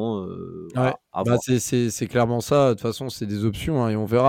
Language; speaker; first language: French; native; French